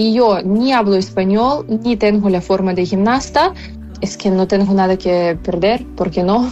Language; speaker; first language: Spanish; non-native, fluent; Ukrainian